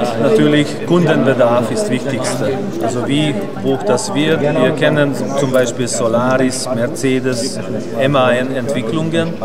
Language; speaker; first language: German; non-native, learner; Hungarian